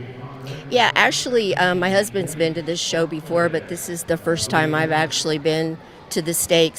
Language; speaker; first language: English; native; English